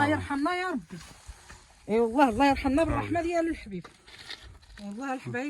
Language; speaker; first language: Arabic; native; Arabic